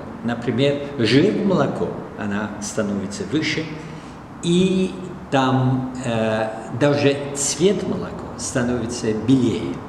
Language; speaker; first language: Russian; non-native, fluent; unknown